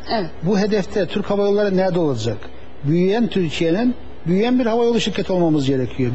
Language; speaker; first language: Turkish; native; Turkish